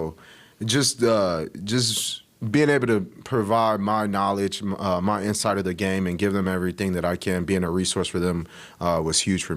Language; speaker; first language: English; native; English